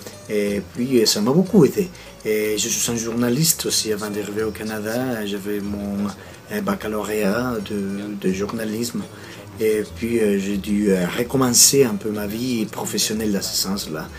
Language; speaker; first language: French; non-native, fluent; Spanish